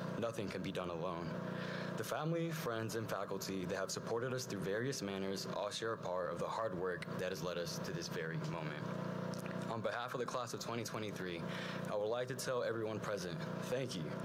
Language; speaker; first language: English; early bilingual, other home language; Spanish